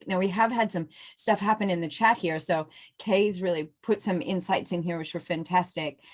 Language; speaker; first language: English; native; English